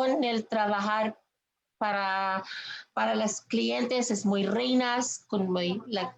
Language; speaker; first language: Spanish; non-native, learner; English